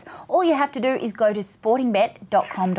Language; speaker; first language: English; native; English